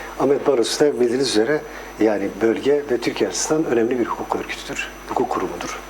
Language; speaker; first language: Turkish; non-native, local second language; Kurdish